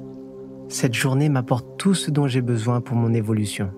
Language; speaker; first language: French; native; French